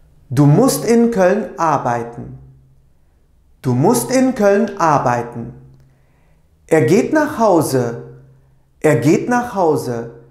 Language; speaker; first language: German; non-native, fluent; Turkish